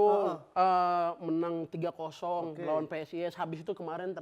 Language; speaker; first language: Indonesian; native; Indonesian